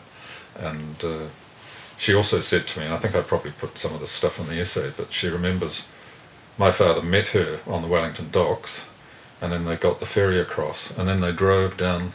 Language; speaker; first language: English; native; English